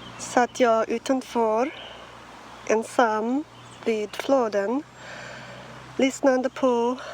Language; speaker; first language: Swedish; non-native, learner; English